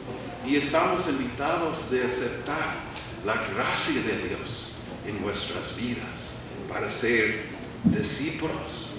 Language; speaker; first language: Spanish; non-native, fluent; English